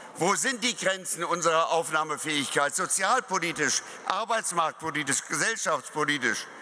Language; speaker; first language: German; native; German